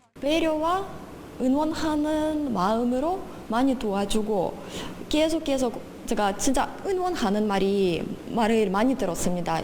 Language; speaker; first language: Korean; non-native, fluent; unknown